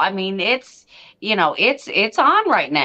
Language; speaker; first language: English; native; English